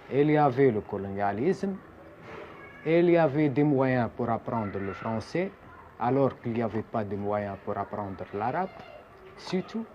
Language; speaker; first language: French; non-native, local second language; Arabic